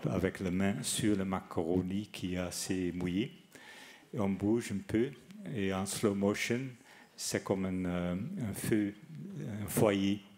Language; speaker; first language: French; non-native, fluent; Dutch